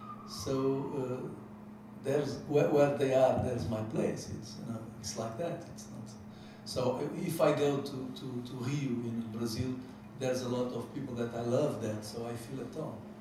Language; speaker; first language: English; non-native, fluent; Portuguese